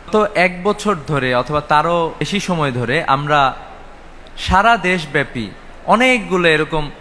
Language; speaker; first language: Bangla; native; Bangla